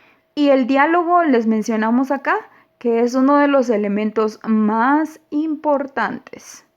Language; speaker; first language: Spanish; native; Spanish